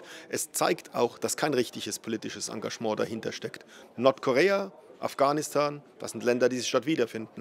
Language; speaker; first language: German; native; German